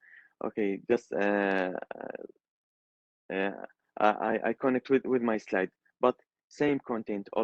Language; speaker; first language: English; non-native, learner; Arabic